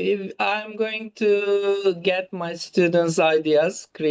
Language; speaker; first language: English; non-native, fluent; Turkish